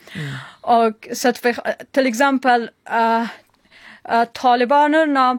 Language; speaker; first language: Swedish; non-native, learner; Persian